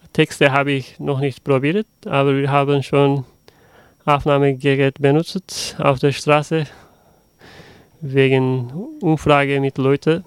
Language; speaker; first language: German; non-native, learner; Uzbek